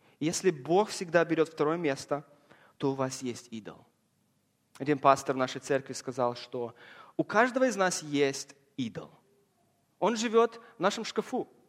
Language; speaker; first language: Russian; early bilingual, heritage; Russian